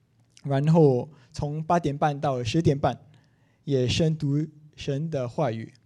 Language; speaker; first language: Chinese; non-native, local second language; English